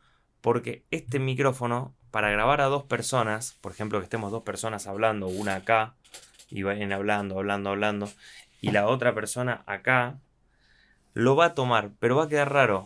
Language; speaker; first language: Spanish; native; Spanish